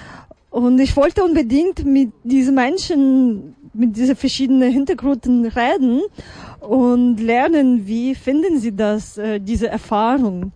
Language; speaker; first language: German; non-native, fluent; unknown